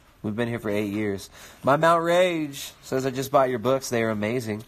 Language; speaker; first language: English; native; English